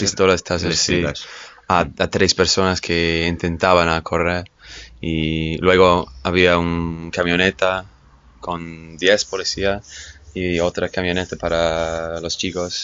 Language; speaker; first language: Spanish; non-native, fluent; English